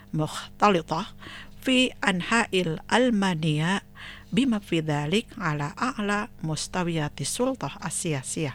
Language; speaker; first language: Arabic; non-native, fluent; Indonesian